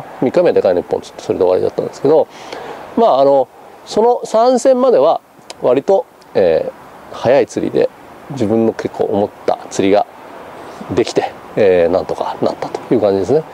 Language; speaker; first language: Japanese; native; Japanese